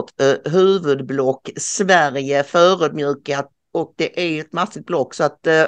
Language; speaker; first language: Swedish; native; Swedish